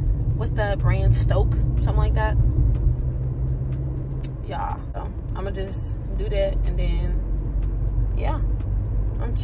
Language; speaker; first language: English; native; English